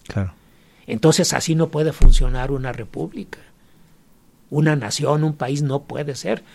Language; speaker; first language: Spanish; native; Spanish